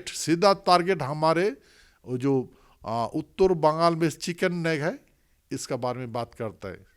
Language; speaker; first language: Hindi; non-native, local second language; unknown